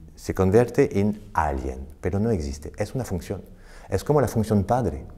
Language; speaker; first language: Spanish; non-native, fluent; French